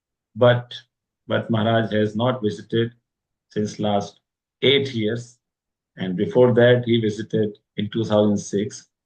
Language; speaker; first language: English; non-native, local second language; Hindi